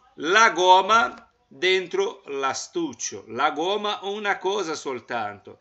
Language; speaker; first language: Italian; non-native, fluent; Portuguese